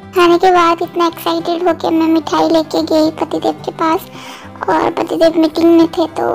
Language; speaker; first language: Hindi; non-native, local second language; Odia